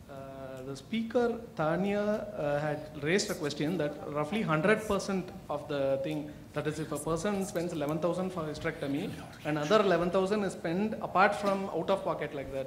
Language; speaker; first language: English; non-native, local second language; Tamil